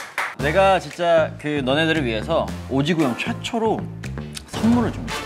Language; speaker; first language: Korean; native; Korean